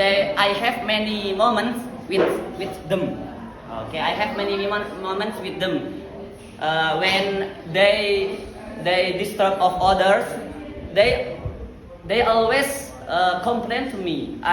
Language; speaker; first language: English; non-native, learner; Indonesian